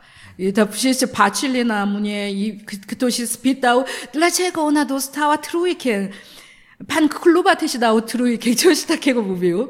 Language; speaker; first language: Polish; non-native, learner; Korean